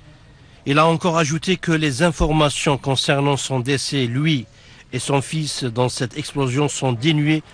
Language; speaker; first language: French; non-native, fluent; Arabic